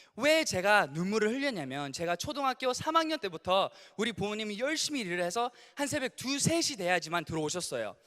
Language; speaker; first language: Korean; early bilingual, heritage; English